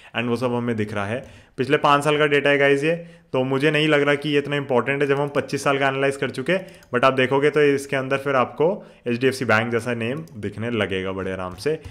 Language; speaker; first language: Hindi; native; Hindi